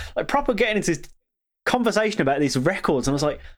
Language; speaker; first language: English; native; English